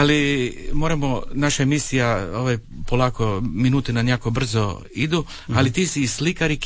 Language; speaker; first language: Serbian; native; Serbian